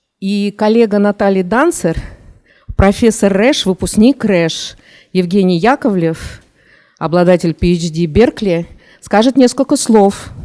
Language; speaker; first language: Russian; native; Russian